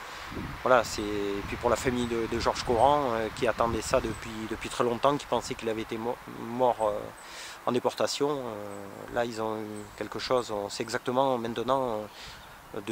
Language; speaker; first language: French; native; French